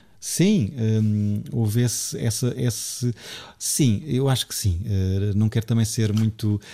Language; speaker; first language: Portuguese; native; Portuguese